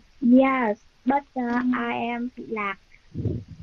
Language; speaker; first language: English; non-native, learner; Vietnamese